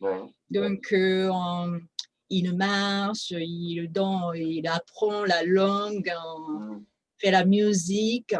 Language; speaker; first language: French; non-native, fluent; Japanese